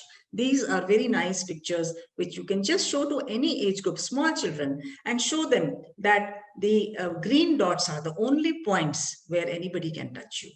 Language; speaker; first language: English; non-native, local second language; Malayalam